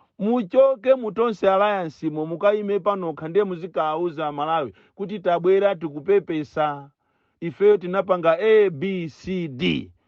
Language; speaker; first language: Nyanja; native; Nyanja